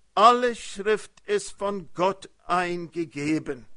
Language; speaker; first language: German; early bilingual, heritage; German